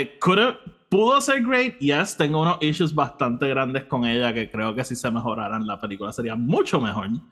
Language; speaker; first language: Spanish; native; Spanish